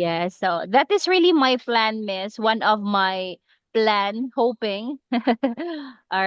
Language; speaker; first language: English; non-native, local second language; Cebuano